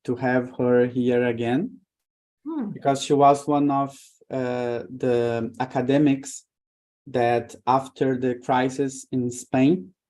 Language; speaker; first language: English; non-native, fluent; Portuguese